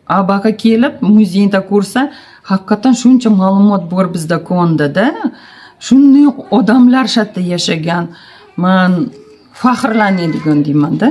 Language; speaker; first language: Uzbek; non-native, local second language; Tatar